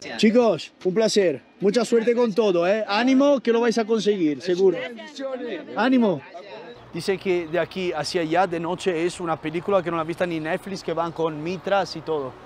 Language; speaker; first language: Spanish; non-native, fluent; Italian